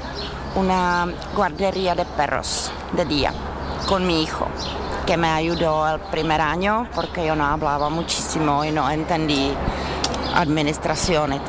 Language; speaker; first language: Spanish; non-native, learner; Czech